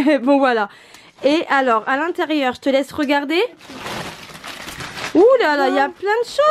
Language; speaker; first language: French; native; French